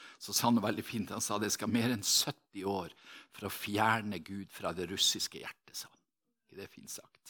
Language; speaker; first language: Norwegian; native; Norwegian